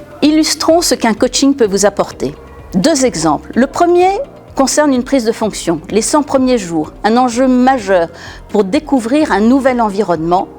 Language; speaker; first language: French; native; French